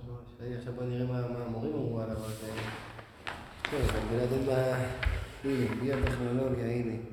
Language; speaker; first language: Hebrew; native; Hebrew